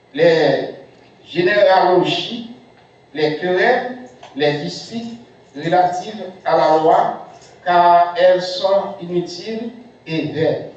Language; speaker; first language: French; non-native, local second language; Haitian Creole